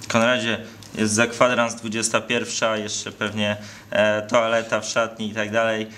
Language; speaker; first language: Polish; native; Polish